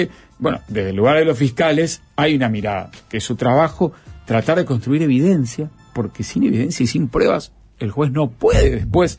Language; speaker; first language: Spanish; native; Spanish